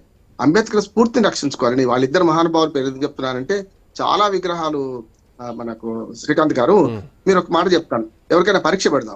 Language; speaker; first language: Telugu; native; Telugu